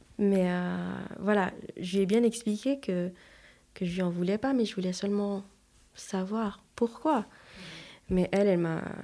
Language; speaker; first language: French; non-native, local second language; Haitian Creole